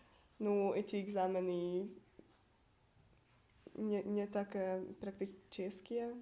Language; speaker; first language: Russian; non-native, learner; Hungarian